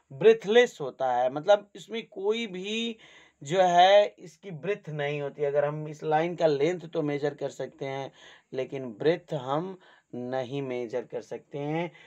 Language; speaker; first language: Hindi; native; Hindi